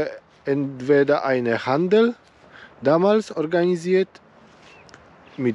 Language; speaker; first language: German; non-native, learner; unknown